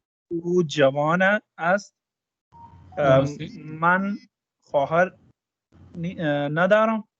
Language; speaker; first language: Persian; non-native, learner; Urdu